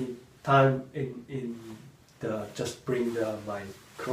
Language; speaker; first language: English; non-native, learner; Japanese